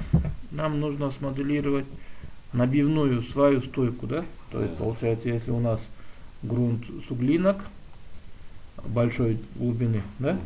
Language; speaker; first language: Russian; native; Russian